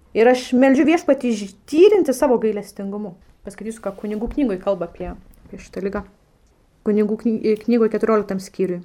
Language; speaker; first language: Lithuanian; non-native, fluent; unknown